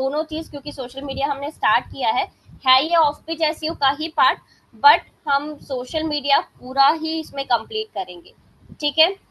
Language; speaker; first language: Hindi; native; Hindi